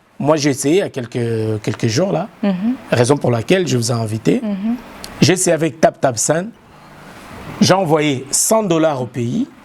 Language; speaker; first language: French; non-native, local second language; Lingala